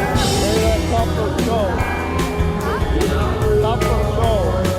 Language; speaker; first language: English; non-native, learner; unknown